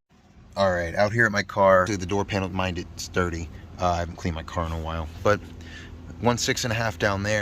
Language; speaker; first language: English; native; English